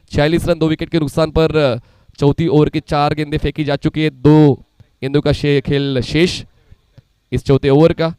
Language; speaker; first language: Hindi; non-native, local second language; Marathi